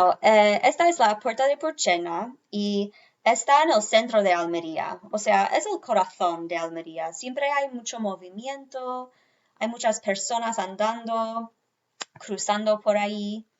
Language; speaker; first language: Spanish; non-native, fluent; English